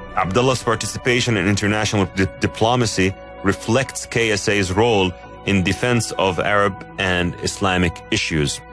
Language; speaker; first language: English; non-native, fluent; Arabic